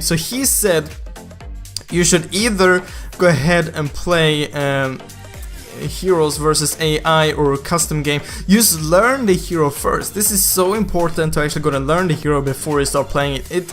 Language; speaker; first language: English; non-native, fluent; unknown